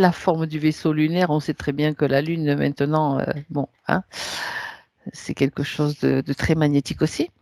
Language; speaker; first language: French; native; French